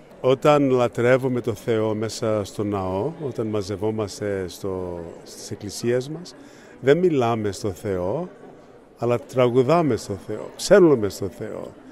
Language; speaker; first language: Greek; early bilingual, heritage; English